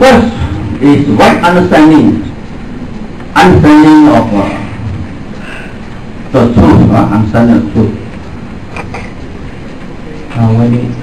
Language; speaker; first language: English; non-native, local second language; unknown